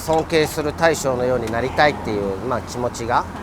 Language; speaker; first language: Japanese; native; Japanese